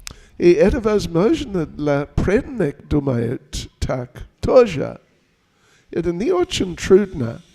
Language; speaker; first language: Russian; non-native, learner; English